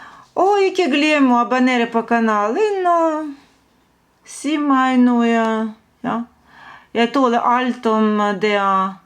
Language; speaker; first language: Norwegian; non-native, fluent; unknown